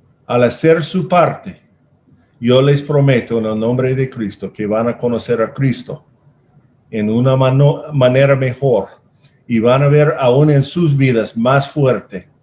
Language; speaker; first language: Spanish; non-native, fluent; English